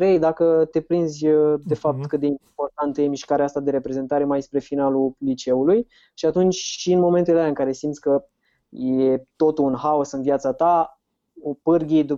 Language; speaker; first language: Romanian; native; Romanian